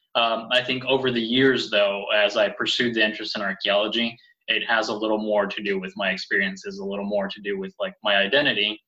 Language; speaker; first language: English; early bilingual, other home language; Spanish